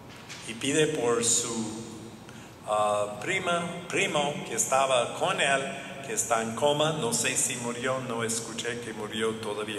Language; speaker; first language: Spanish; non-native, learner; English